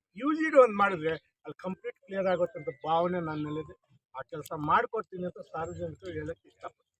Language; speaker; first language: Kannada; non-native, local second language; Telugu